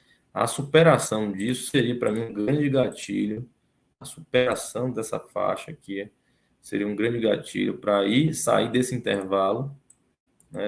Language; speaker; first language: Portuguese; native; Portuguese